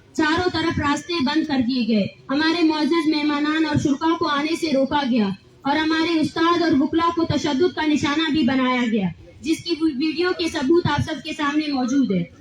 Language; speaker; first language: Urdu; non-native, local second language; Baluchi